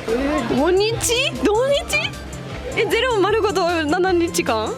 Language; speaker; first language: Japanese; non-native, fluent; English